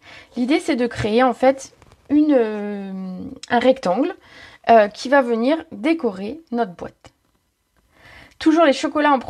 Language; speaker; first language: French; native; French